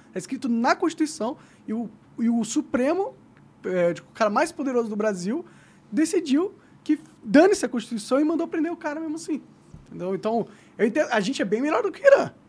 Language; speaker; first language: Portuguese; native; Portuguese